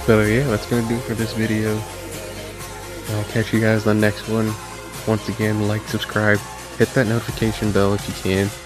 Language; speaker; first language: English; native; English